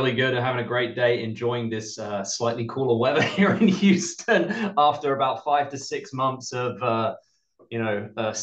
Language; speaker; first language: English; native; English